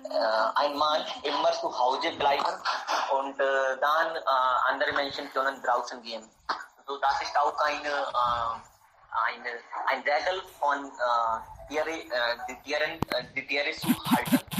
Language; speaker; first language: German; non-native, learner; Hindi